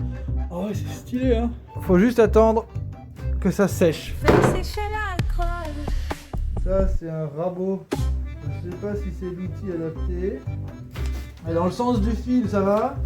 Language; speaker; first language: French; native; French